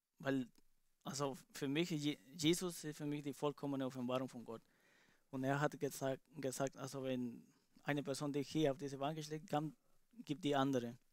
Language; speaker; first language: German; non-native, fluent; Spanish